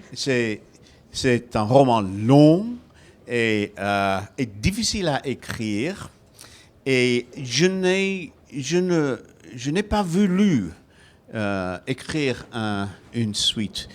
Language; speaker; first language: French; non-native, fluent; Welsh